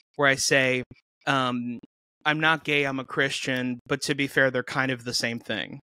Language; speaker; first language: English; native; English